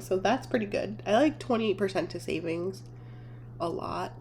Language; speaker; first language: English; native; English